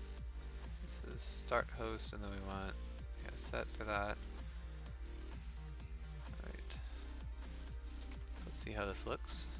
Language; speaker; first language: English; native; English